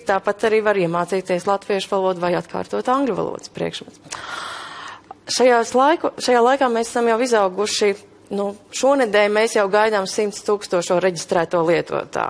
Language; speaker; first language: Latvian; native; Latvian